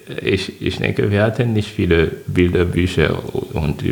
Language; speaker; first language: German; non-native, fluent; French